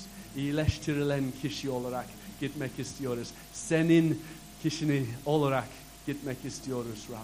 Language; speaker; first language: Turkish; non-native, fluent; English